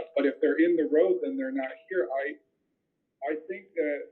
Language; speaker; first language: English; native; English